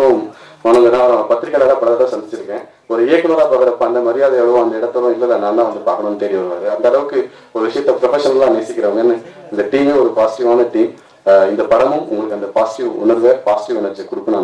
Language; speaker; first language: Tamil; native; Tamil